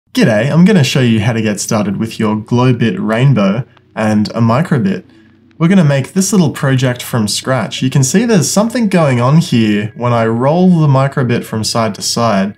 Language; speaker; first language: English; native; English